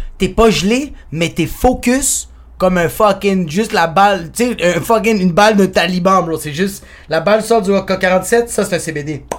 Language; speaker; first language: French; early bilingual, other home language; Spanish